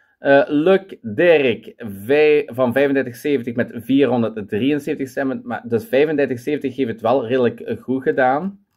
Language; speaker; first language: Dutch; native; Dutch